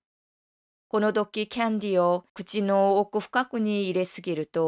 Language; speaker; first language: Japanese; non-native, fluent; Korean